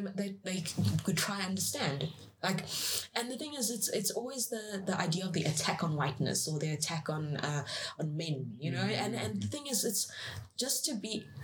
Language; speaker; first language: English; early bilingual, other home language; Chinese